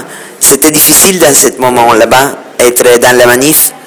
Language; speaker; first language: French; non-native, fluent; Italian